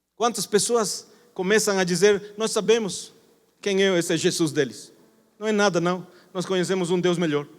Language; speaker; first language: Portuguese; non-native, fluent; Spanish